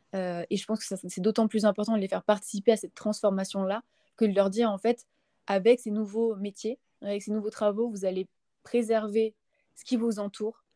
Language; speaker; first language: French; native; French